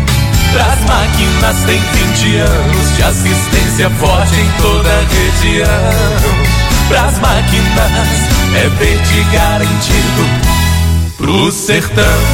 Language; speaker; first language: Portuguese; native; Portuguese